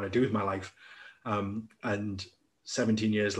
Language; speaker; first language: English; native; English